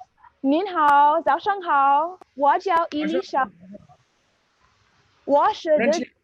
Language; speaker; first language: Chinese; non-native, learner; English